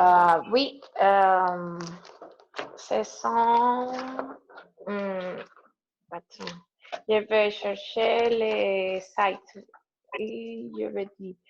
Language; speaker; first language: French; non-native, learner; Spanish